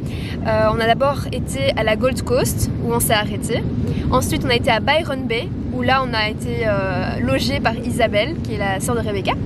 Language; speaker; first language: French; native; French